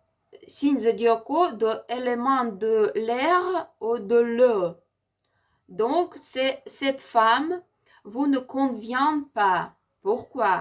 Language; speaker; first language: French; non-native, learner; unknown